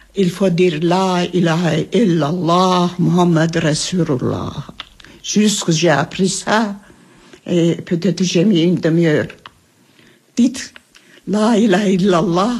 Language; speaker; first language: French; non-native, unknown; Armenian